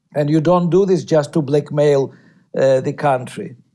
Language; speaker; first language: English; non-native, fluent; Russian